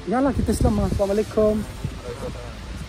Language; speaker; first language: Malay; non-native, learner; Bangla